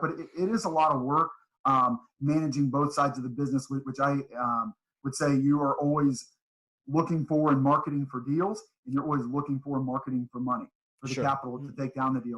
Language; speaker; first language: English; native; English